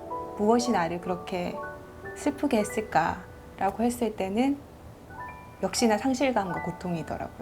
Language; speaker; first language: Korean; native; Korean